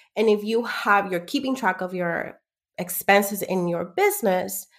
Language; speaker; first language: English; early bilingual, other home language; Spanish